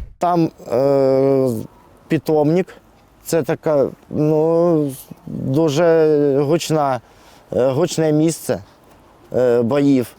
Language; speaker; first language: Ukrainian; non-native, local second language; Russian